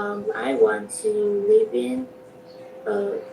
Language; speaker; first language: English; non-native, learner; Vietnamese